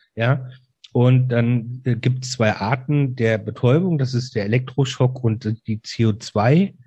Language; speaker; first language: German; native; German